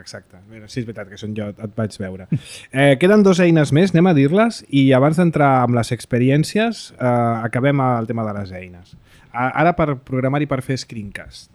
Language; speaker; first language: Catalan; native; Catalan